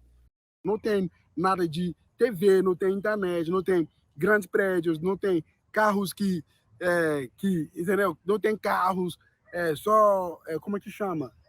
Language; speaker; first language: Portuguese; non-native, learner; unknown